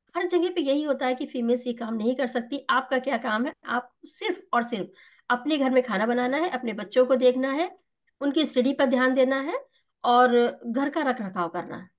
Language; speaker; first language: Hindi; native; Hindi